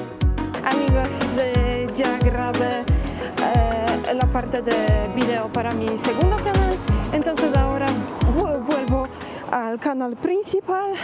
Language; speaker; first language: Spanish; non-native, fluent; Polish